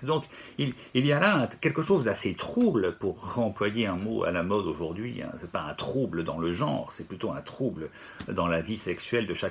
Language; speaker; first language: French; native; French